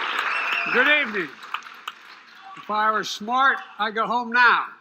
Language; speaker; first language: English; native; English